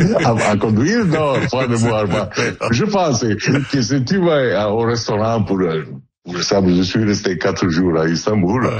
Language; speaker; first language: French; non-native, learner; Italian